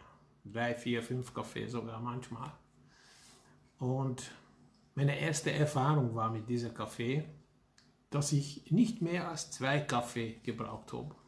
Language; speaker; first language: German; non-native, fluent; Hungarian